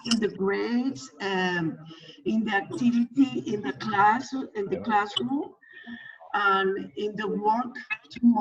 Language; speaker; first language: English; non-native, learner; Spanish